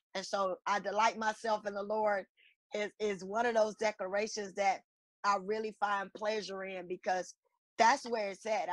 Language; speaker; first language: English; native; English